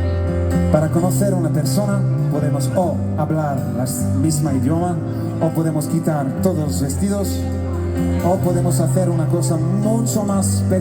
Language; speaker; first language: Spanish; non-native, learner; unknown